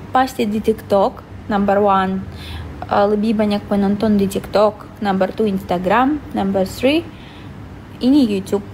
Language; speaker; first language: Indonesian; non-native, fluent; Russian